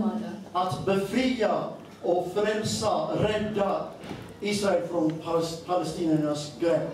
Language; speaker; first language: Swedish; non-native, fluent; Amharic